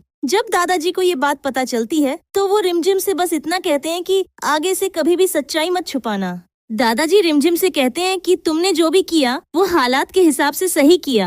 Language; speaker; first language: Hindi; native; Hindi